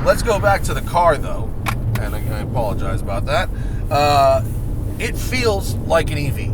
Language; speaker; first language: English; native; English